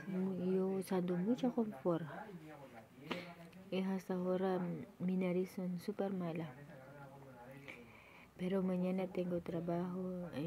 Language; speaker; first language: Spanish; non-native, learner; Filipino